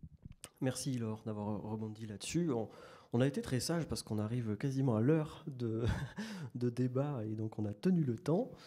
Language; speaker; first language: French; native; French